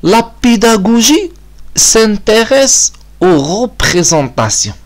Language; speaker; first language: French; non-native, local second language; Arabic